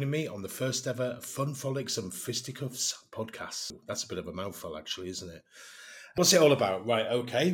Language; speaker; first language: English; native; English